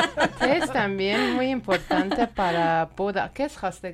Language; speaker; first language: Spanish; non-native, learner; Persian